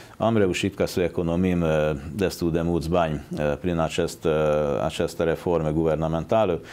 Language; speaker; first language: Romanian; non-native, fluent; Hungarian